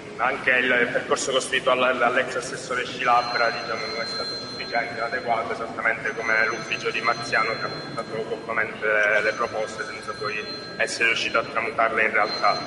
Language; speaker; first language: Italian; native; Italian